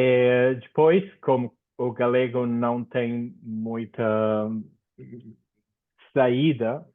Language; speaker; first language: Portuguese; non-native, fluent; Spanish